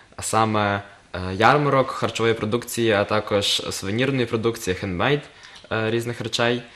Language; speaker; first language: Ukrainian; native; Ukrainian